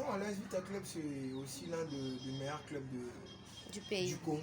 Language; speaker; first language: French; non-native, local second language; Lingala